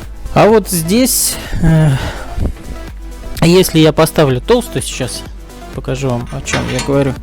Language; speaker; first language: Russian; native; Russian